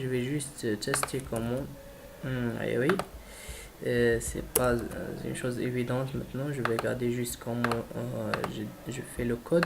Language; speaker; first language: French; non-native, learner; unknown